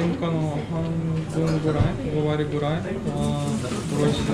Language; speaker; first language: Japanese; non-native, fluent; Latvian